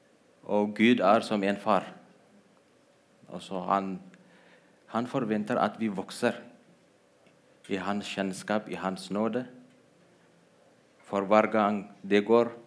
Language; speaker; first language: Norwegian; non-native, fluent; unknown